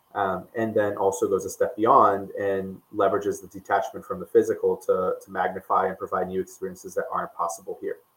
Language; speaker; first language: English; non-native, fluent; Portuguese